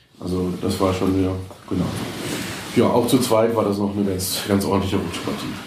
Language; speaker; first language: German; native; German